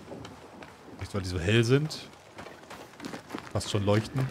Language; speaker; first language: German; native; German